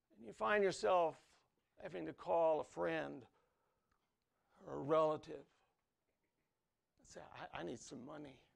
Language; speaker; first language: English; native; English